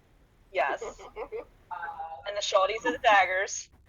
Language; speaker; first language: English; native; English